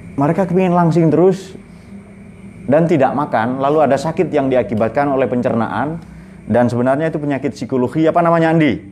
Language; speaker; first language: Indonesian; non-native, local second language; Madurese